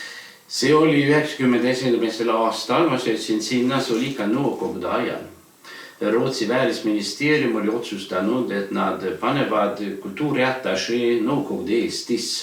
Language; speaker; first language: Estonian; non-native, fluent; Swedish